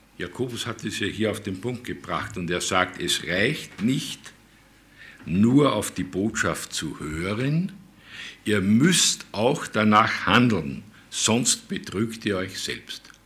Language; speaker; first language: German; native; German